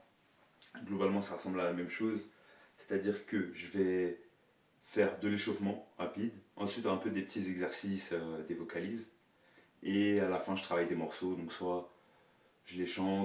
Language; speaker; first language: French; native; French